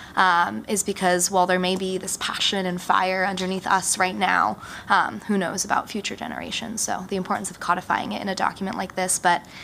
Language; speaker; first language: English; early bilingual, other home language; Japanese